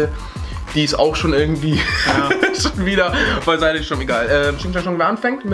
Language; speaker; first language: German; native; German